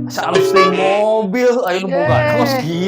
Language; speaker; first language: Indonesian; non-native, local second language; Sundanese